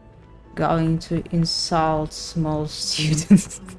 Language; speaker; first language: English; non-native, learner; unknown